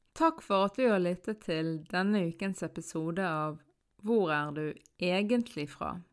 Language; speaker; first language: Norwegian; early bilingual, other home language; Arabic